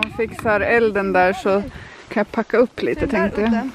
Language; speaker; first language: Swedish; native; Swedish